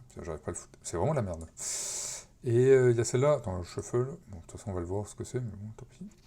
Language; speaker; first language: French; native; French